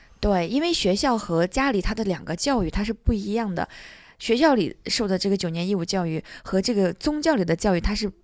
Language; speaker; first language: Chinese; native; Chinese